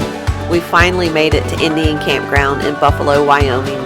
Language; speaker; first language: English; native; English